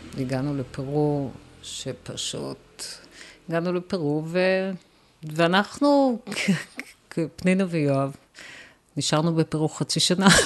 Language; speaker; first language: Hebrew; native; Hebrew